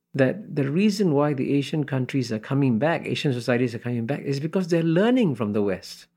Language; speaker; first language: English; early bilingual, other home language; Hindi